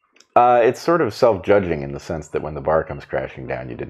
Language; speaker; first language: English; native; English